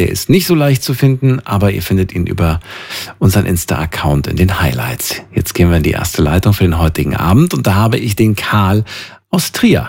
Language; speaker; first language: German; native; German